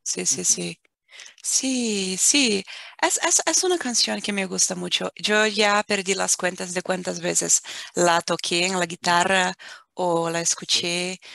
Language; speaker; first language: Spanish; non-native, fluent; Portuguese